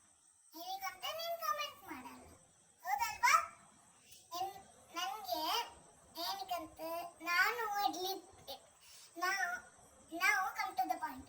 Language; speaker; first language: Kannada; non-native, local second language; Hindi